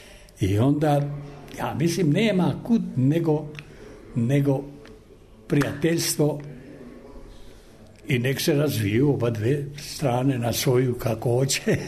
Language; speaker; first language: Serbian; non-native, local second language; Albanian